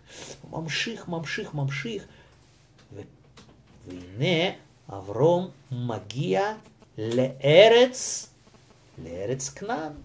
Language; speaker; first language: Hebrew; non-native, fluent; Russian